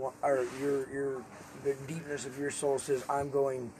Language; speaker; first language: English; native; English